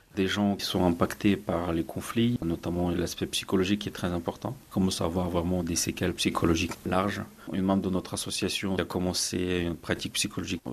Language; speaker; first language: French; non-native, fluent; Ukrainian